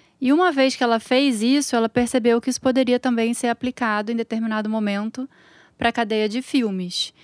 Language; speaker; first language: Portuguese; native; Portuguese